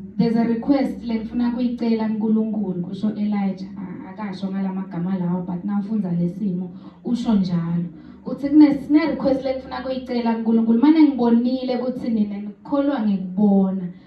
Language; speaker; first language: Zulu; non-native, local second language; Swati